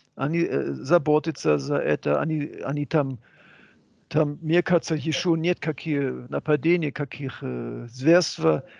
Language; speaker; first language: Russian; non-native, learner; German